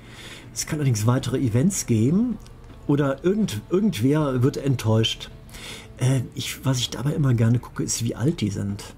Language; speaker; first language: German; native; German